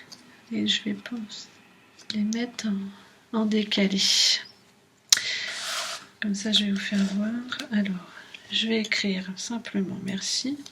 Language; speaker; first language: French; native; French